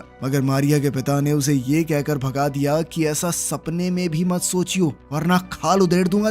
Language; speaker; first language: Hindi; native; Hindi